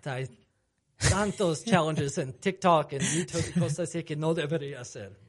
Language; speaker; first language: Spanish; non-native, fluent; English